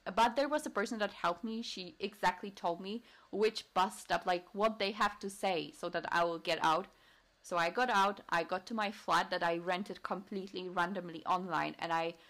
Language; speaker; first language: English; non-native, fluent; Polish